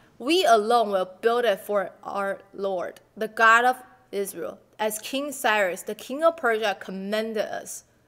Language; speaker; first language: English; non-native, fluent; Chinese